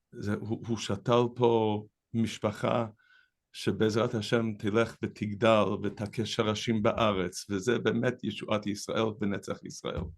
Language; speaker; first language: Hebrew; non-native, fluent; English